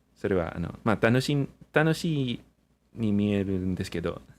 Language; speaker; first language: Japanese; non-native, fluent; English